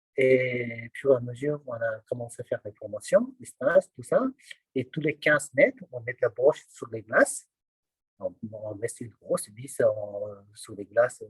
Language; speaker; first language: French; non-native, fluent; Nepali